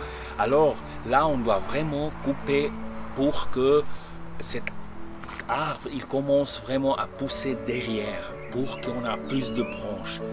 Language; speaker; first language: French; non-native, local second language; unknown